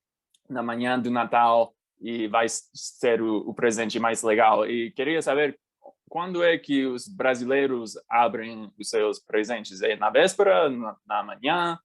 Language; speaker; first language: Portuguese; non-native, fluent; English